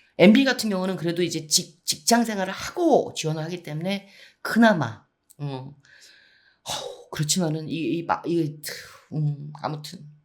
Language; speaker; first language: Korean; early bilingual, heritage; Korean